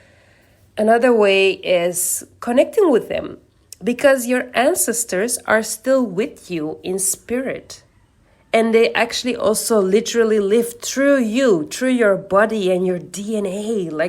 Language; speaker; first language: English; non-native, fluent; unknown